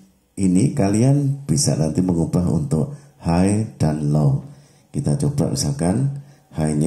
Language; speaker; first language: Indonesian; native; Indonesian